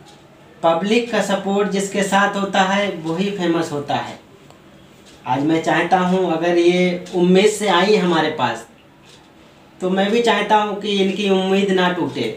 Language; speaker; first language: Hindi; native; Hindi